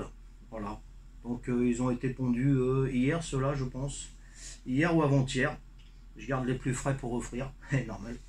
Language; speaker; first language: French; native; French